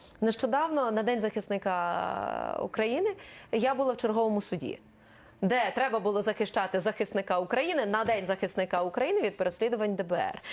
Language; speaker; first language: Ukrainian; native; Ukrainian